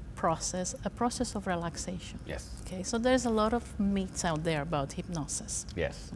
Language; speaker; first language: English; non-native, fluent; Romanian